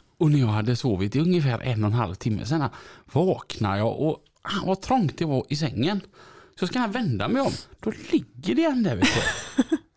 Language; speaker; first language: Swedish; native; Swedish